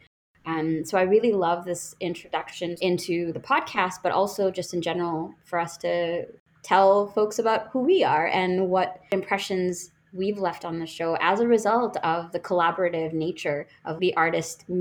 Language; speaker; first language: English; non-native, local second language; Bangla